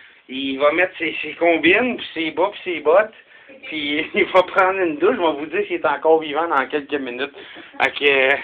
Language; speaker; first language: French; native; French